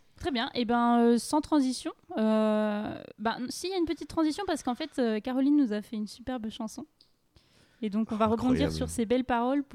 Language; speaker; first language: French; native; French